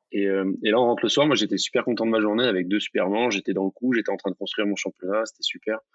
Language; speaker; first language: French; native; French